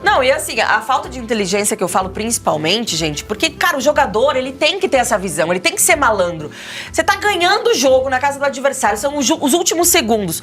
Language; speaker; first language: Portuguese; native; Portuguese